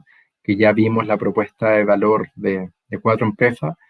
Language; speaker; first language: Spanish; native; Spanish